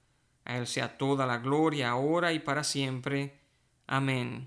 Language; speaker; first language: Spanish; native; Spanish